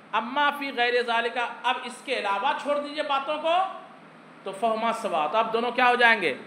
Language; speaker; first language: Urdu; native; Urdu